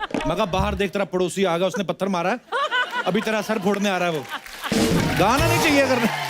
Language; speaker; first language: Hindi; non-native, local second language; Punjabi